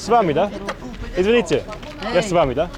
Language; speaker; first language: Russian; non-native, learner; English